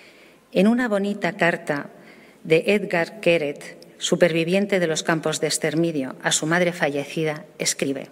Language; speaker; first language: Spanish; native; Spanish